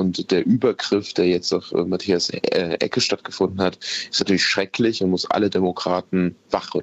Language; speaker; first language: German; native; German